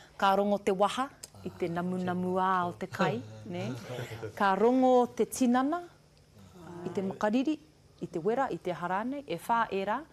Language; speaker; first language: Māori; non-native, local second language; English